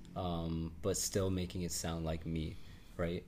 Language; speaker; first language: English; native; English